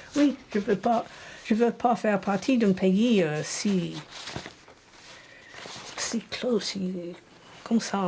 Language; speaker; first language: French; non-native, fluent; English